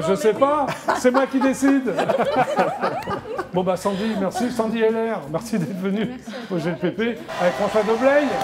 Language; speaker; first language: French; native; French